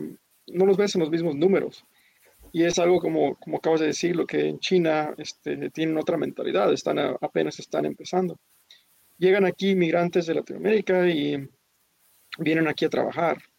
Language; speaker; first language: Spanish; early bilingual, heritage; English